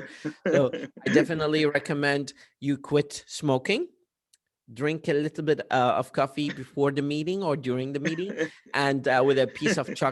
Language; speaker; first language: English; non-native, fluent; Arabic